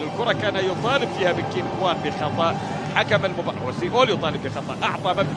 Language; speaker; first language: Arabic; native; Arabic